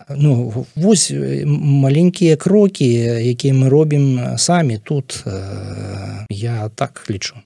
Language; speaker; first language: Belarusian; non-native, local second language; Russian